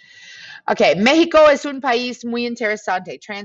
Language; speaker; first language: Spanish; non-native, fluent; English